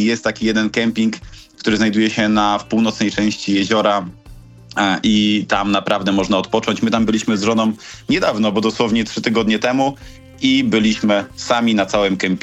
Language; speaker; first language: Polish; native; Polish